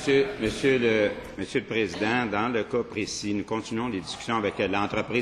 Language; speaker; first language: French; native; French